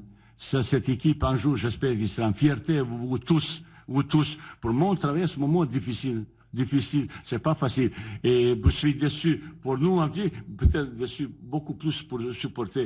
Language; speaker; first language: French; non-native, learner; Bosnian